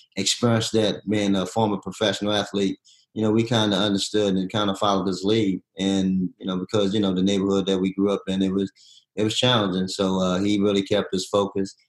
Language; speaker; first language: English; native; English